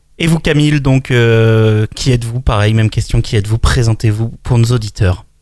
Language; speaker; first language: French; native; French